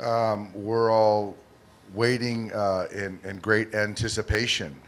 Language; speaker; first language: English; native; English